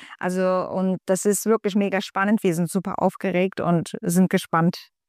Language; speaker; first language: German; non-native, fluent; Turkish